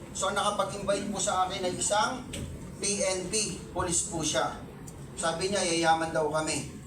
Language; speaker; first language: Filipino; non-native, local second language; Cebuano